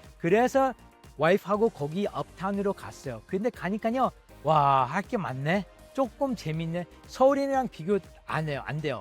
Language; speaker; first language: Korean; early bilingual, heritage; Korean